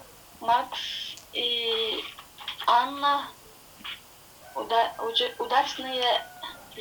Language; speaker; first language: Russian; non-native, learner; Kyrgyz